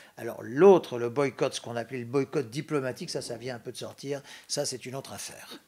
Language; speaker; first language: French; native; French